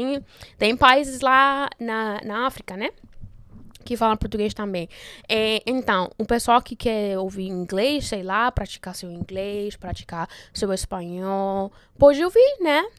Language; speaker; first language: Portuguese; non-native, fluent; Spanish